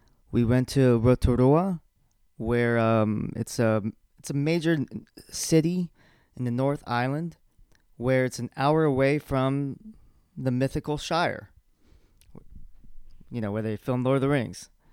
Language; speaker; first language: English; early bilingual, other home language; Spanish